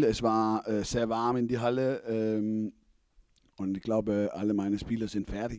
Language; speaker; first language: German; non-native, fluent; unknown